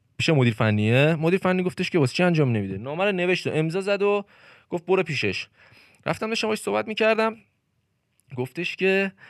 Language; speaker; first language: Persian; native; Persian